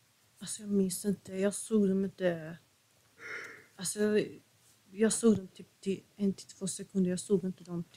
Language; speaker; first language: Swedish; non-native, fluent; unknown